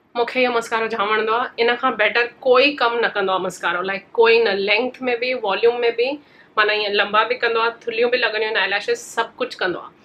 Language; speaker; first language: Sindhi; early bilingual, heritage; Sindhi